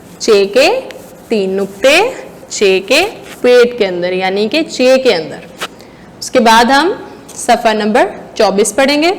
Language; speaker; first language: Hindi; non-native, local second language; Punjabi